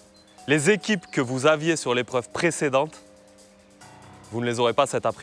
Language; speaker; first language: French; native; French